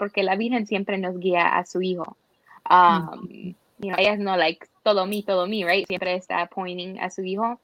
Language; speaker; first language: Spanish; early bilingual, heritage; Spanish